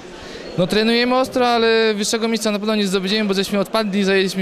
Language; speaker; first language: Polish; native; Polish